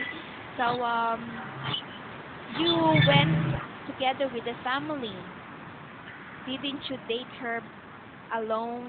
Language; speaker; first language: English; non-native, local second language; Filipino